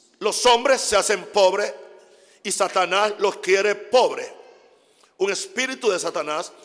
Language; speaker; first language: Spanish; non-native, fluent; English